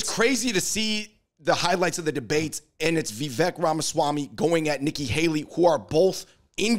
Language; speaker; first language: English; native; English